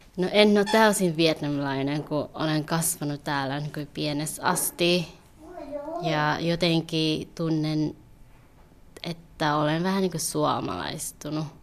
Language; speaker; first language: Finnish; early bilingual, other home language; Vietnamese